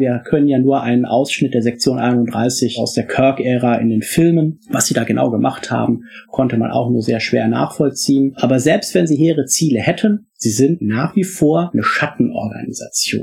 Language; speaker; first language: German; native; German